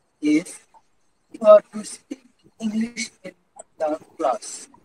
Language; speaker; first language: English; non-native, learner; Bangla